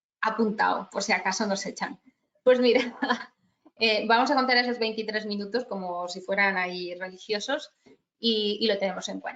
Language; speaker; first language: Spanish; native; Spanish